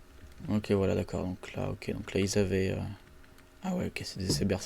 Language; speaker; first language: French; native; French